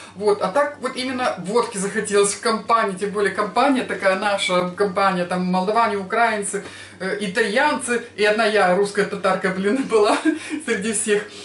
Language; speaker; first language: Russian; native; Russian